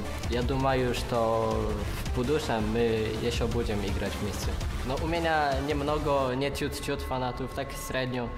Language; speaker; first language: Russian; non-native, learner; Polish